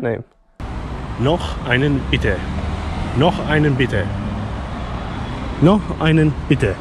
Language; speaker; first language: German; non-native, learner; English